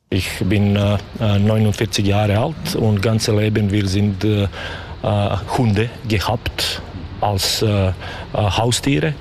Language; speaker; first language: German; non-native, learner; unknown